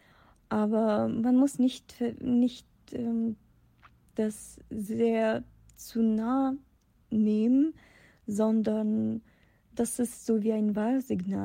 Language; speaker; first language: German; non-native, fluent; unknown